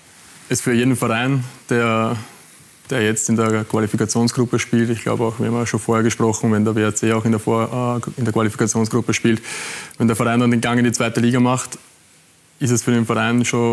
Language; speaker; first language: German; native; German